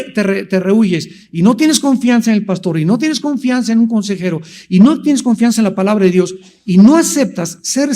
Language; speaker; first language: Spanish; native; Spanish